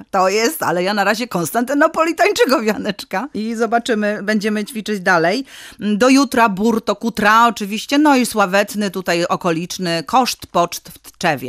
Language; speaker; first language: Polish; native; Polish